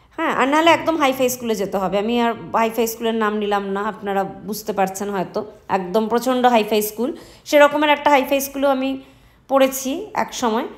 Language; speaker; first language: Bangla; native; Bangla